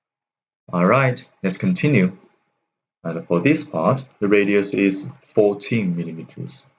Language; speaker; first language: English; non-native, fluent; Chinese